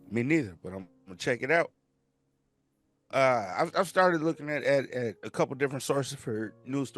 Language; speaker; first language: English; native; English